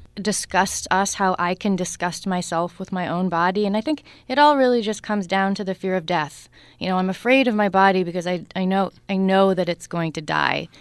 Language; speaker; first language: English; native; English